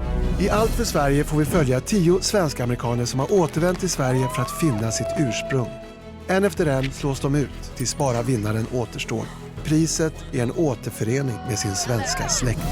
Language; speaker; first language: Swedish; native; Swedish